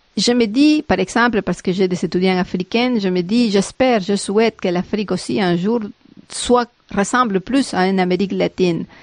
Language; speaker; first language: French; non-native, fluent; Spanish